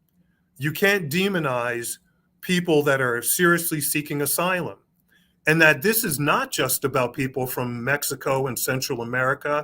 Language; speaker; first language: English; native; English